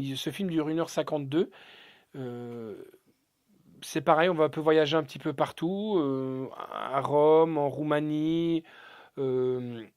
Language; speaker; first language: French; native; French